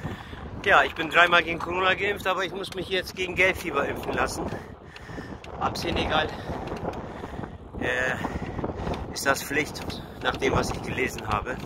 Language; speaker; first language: German; early bilingual, other home language; Turkish